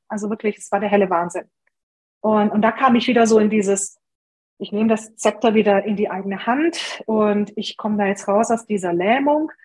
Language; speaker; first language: German; early bilingual, other home language; Hungarian